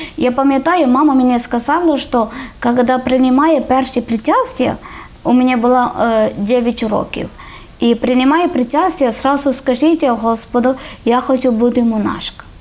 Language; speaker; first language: Ukrainian; non-native, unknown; Malayalam